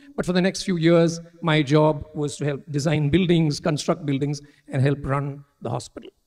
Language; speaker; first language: English; non-native, local second language; Malayalam